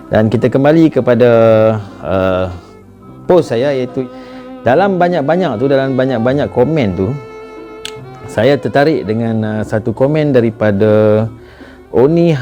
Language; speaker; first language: Malay; native; Malay